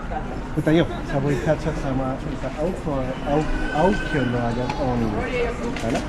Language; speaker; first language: Finnish; non-native, learner; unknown